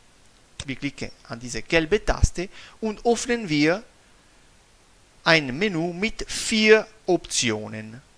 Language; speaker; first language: German; non-native, fluent; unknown